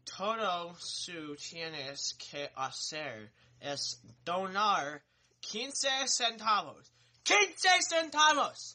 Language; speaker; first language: Spanish; non-native, learner; English